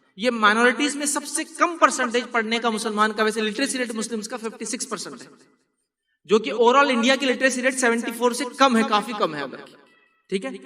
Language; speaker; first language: Urdu; native; Urdu